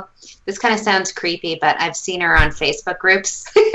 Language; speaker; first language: English; native; English